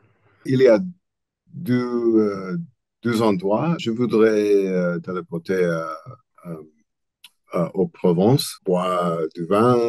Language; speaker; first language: French; non-native, learner; English